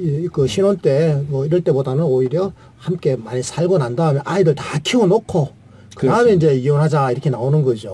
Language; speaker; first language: Korean; native; Korean